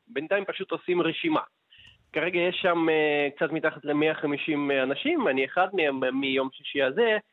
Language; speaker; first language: Hebrew; non-native, fluent; Russian